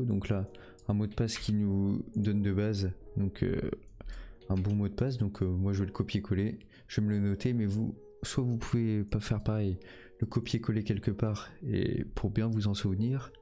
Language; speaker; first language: French; native; French